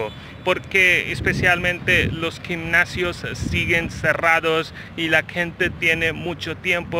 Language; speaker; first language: Spanish; non-native, fluent; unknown